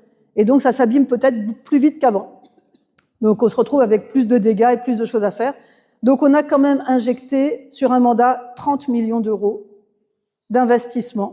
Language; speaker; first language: French; native; French